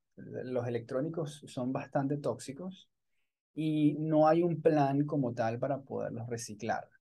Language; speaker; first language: Spanish; native; Spanish